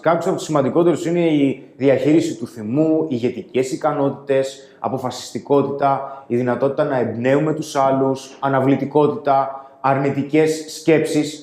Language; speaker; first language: Greek; native; Greek